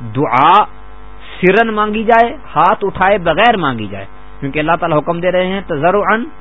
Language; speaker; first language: Urdu; non-native, local second language; Punjabi